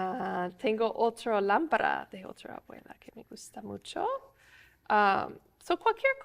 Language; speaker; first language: Spanish; non-native, fluent; English